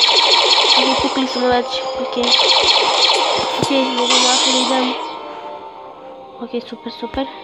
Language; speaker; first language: Russian; non-native, learner; Serbian